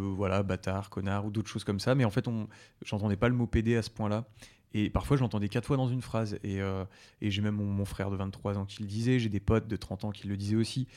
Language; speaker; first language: French; native; French